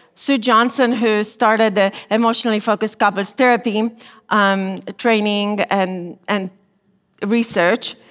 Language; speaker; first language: English; non-native, fluent; Romanian